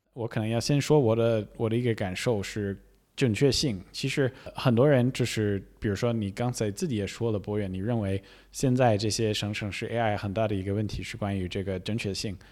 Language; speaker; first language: Chinese; non-native, fluent; English